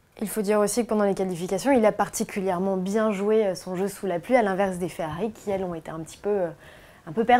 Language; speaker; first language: French; native; French